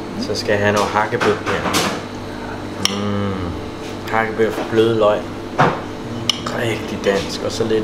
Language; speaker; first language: Danish; non-native, fluent; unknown